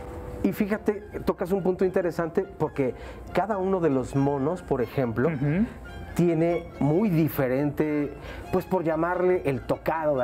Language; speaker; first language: Spanish; native; Spanish